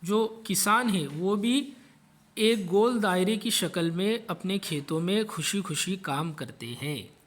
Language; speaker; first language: Urdu; non-native, local second language; Marathi